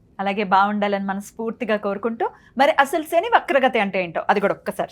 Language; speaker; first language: Telugu; native; Telugu